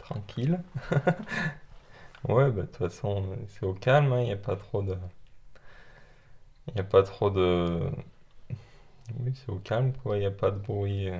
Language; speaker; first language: French; native; French